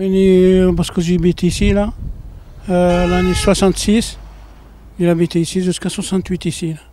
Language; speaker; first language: French; non-native, learner; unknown